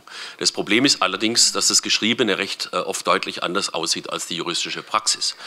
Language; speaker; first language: German; native; German